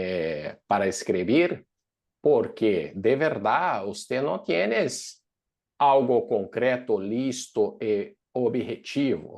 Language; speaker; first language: Spanish; non-native, fluent; Portuguese